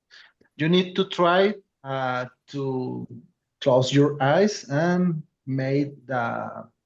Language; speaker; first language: English; non-native, learner; Spanish